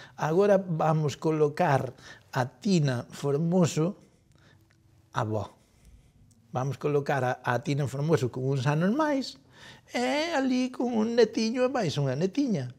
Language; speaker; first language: Galician; native; Galician